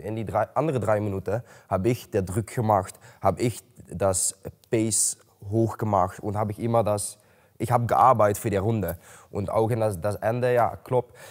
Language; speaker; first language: German; non-native, learner; Dutch